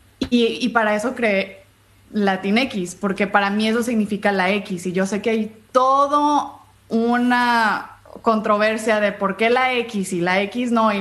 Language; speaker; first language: Spanish; native; Spanish